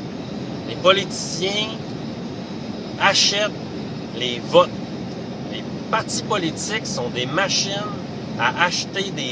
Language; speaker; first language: French; native; French